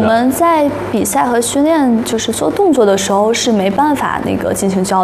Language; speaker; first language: Chinese; native; Chinese